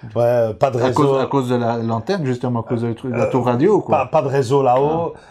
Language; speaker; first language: French; native; French